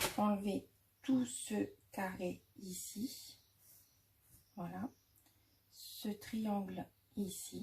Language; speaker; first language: French; native; French